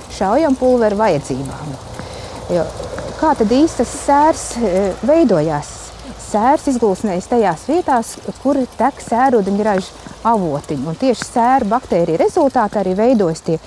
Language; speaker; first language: Latvian; native; Latvian